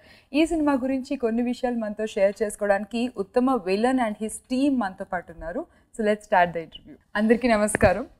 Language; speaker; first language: Telugu; native; Telugu